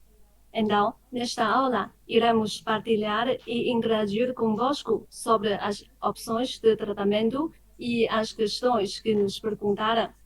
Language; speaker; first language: Portuguese; non-native, fluent; Chinese